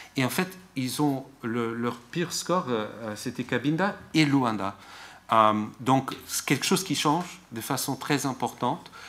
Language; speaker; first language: French; non-native, fluent; Portuguese